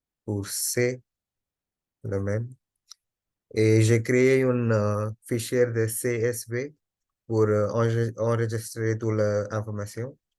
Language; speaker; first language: French; non-native, learner; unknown